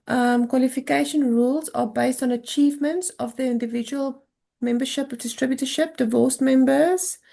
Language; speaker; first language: English; non-native, local second language; Afrikaans